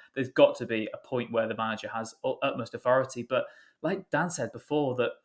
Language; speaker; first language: English; native; English